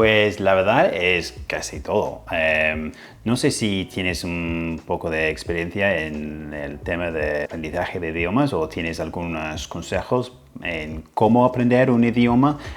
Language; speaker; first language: Spanish; non-native, fluent; English